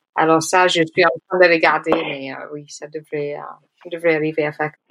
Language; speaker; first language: French; non-native, fluent; English